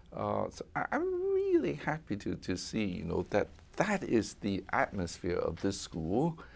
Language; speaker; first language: English; non-native, local second language; Cantonese